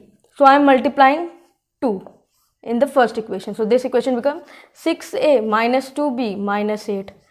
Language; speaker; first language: English; non-native, local second language; Hindi